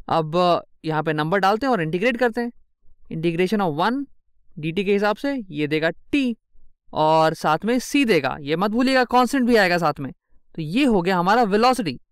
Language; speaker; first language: Hindi; native; Hindi